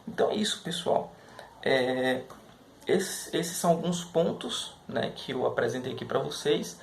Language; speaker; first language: Portuguese; native; Portuguese